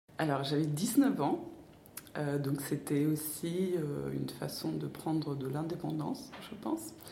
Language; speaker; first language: French; non-native, fluent; Danish